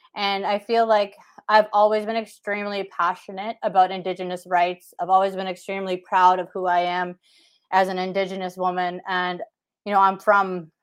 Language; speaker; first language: English; native; English